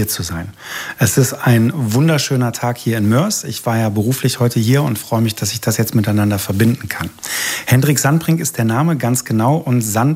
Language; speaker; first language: German; native; German